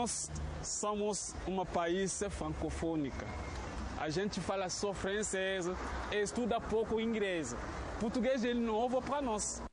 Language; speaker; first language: Portuguese; non-native, learner; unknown